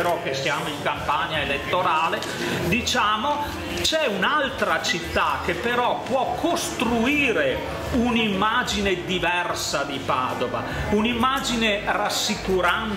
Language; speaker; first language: Italian; native; Italian